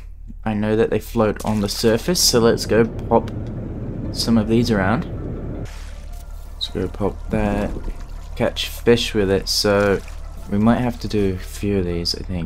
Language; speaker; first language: English; native; English